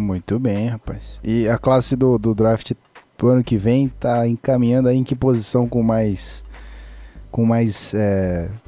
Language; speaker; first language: Portuguese; native; Portuguese